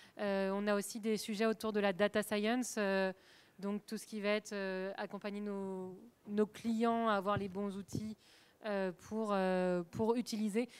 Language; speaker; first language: French; native; French